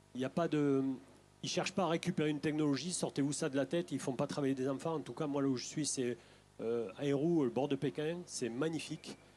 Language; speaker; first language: French; native; French